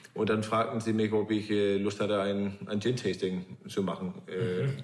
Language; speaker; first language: German; non-native, fluent; Danish